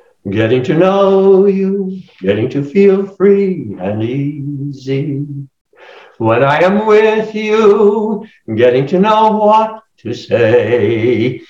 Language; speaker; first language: English; native; English